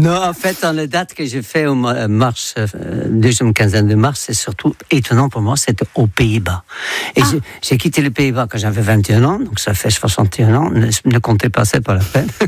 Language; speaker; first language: French; non-native, fluent; Dutch